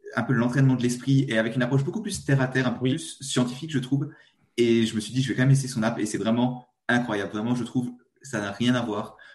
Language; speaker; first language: French; native; French